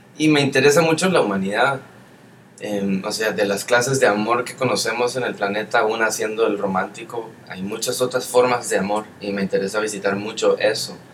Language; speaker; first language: Spanish; native; Spanish